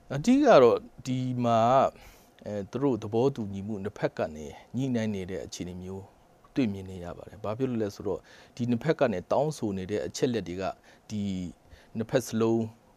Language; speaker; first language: Burmese; non-native, local second language; Kachin